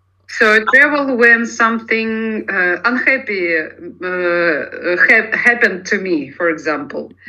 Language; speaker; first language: English; non-native, learner; Russian